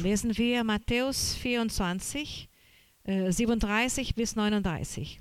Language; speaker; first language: German; non-native, fluent; Portuguese